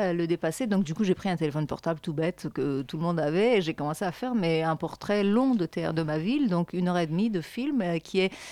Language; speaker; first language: French; non-native, fluent; Persian